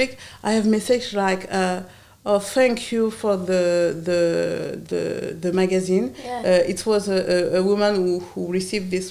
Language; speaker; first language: English; non-native, learner; French